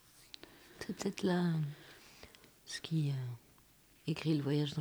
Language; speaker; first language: French; native; French